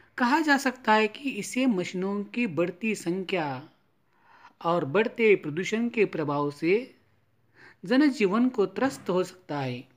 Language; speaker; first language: Hindi; non-native, local second language; Marathi